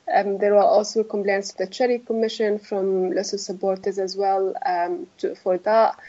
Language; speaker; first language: English; non-native, fluent; Arabic